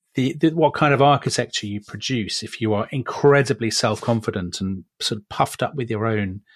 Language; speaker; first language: English; native; English